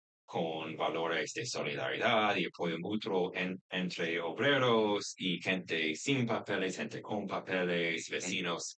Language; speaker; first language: Spanish; non-native, fluent; English